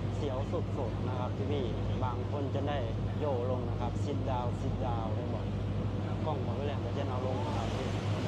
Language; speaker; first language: Thai; native; Thai